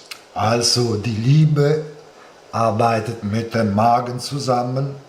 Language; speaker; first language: German; non-native, fluent; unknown